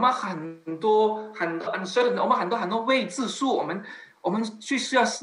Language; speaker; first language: Chinese; native; Chinese